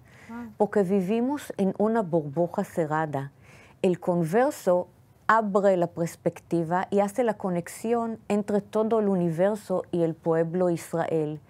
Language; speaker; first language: Spanish; non-native, fluent; Hebrew